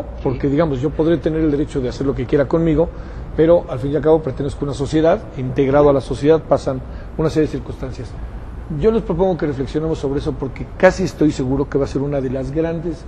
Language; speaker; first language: Spanish; native; Spanish